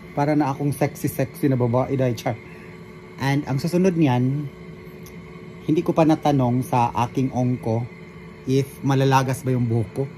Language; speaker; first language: Filipino; native; Filipino